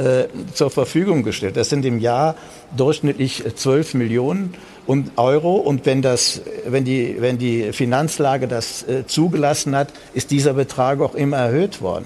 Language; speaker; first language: German; native; German